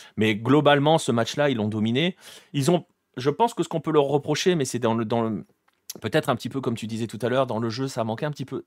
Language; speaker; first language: French; native; French